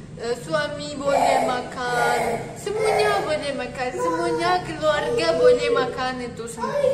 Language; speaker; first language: Indonesian; non-native, learner; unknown